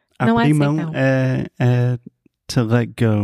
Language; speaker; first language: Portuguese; non-native, fluent; English